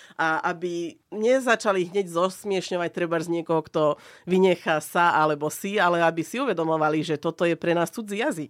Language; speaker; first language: Slovak; non-native, local second language; Hungarian